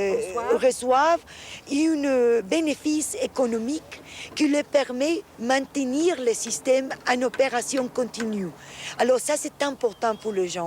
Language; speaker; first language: French; non-native, fluent; Spanish